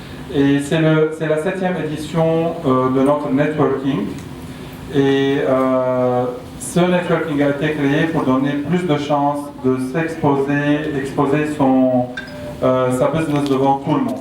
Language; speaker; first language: French; non-native, local second language; Arabic